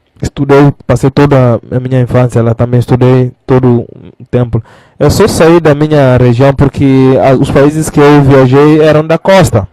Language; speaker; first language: Portuguese; non-native, local second language; Fula